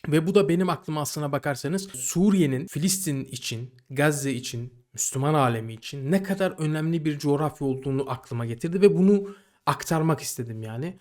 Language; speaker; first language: Turkish; native; Turkish